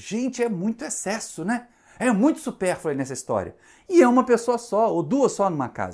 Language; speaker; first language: Portuguese; native; Portuguese